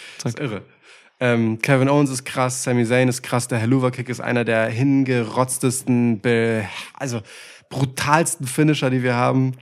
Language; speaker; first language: German; early bilingual, other home language; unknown